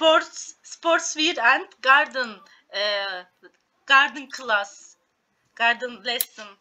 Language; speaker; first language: English; non-native, learner; Turkish